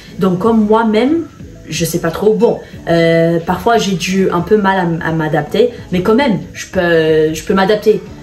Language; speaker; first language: French; non-native, fluent; English